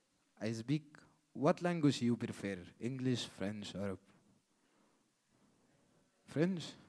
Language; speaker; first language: English; non-native, learner; Arabic